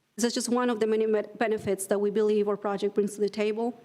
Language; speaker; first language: English; non-native, fluent; Spanish